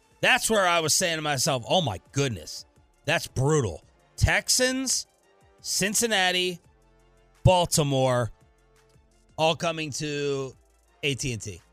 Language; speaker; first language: English; native; English